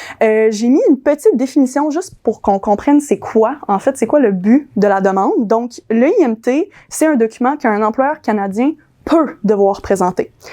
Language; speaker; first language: French; early bilingual, other home language; English